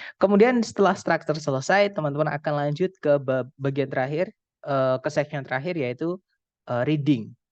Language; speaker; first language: Indonesian; non-native, local second language; Javanese